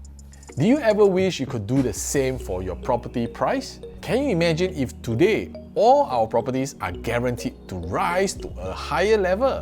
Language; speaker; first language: English; native; English